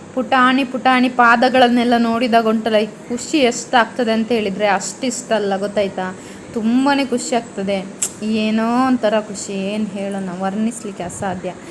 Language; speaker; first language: Kannada; non-native, local second language; Tulu